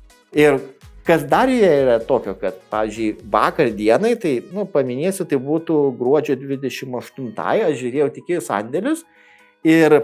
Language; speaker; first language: Lithuanian; native; Lithuanian